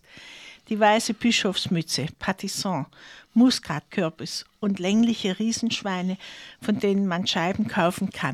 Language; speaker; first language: German; native; German